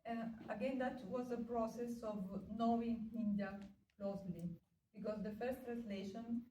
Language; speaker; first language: English; non-native, fluent; Italian